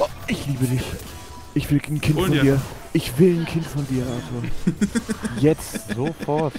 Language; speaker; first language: German; native; German